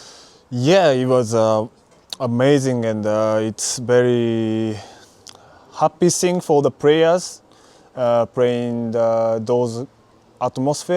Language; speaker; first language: English; non-native, learner; Japanese